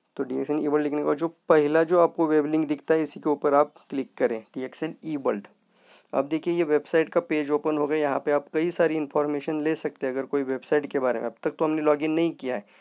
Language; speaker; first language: Hindi; non-native, local second language; Marathi